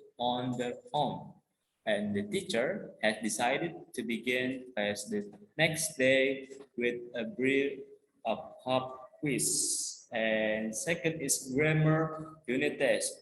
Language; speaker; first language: English; non-native, learner; Indonesian